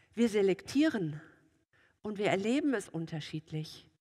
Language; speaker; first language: German; native; German